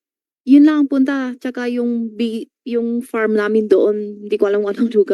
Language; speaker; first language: Filipino; non-native, learner; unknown